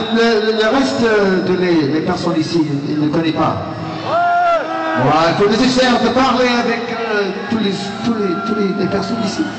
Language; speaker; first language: French; non-native, learner; English